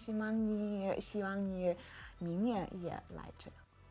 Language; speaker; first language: Chinese; non-native, fluent; Russian